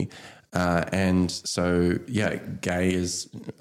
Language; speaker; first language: English; native; English